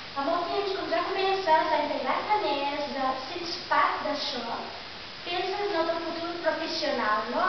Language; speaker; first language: Catalan; non-native, fluent; Portuguese